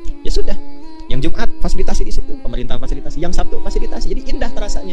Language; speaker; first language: Indonesian; native; Indonesian